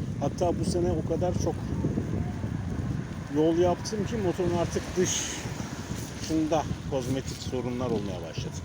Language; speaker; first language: Turkish; native; Turkish